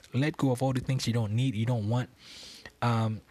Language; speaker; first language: English; non-native, local second language; Yoruba